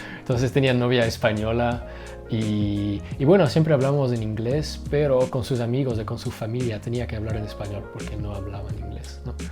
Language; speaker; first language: Spanish; non-native, fluent; Dutch